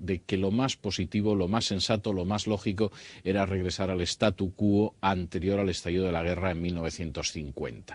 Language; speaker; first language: Spanish; native; Spanish